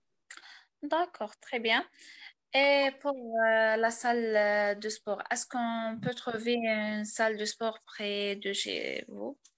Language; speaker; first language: French; non-native, learner; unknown